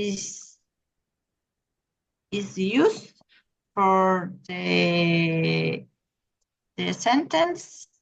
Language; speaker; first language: English; non-native, learner; Spanish